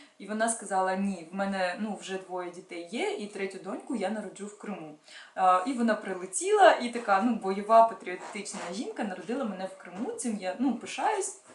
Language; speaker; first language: Ukrainian; non-native, local second language; Russian